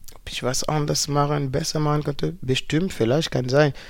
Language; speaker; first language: German; non-native, fluent; French